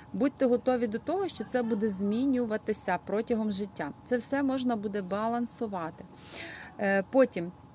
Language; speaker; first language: Ukrainian; native; Ukrainian